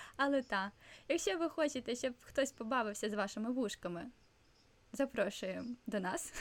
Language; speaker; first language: Ukrainian; non-native, local second language; Russian